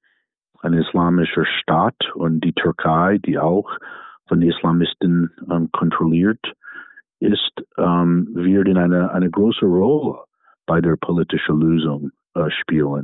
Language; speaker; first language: German; non-native, fluent; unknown